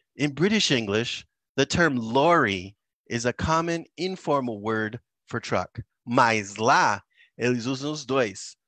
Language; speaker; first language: Portuguese; non-native, fluent; English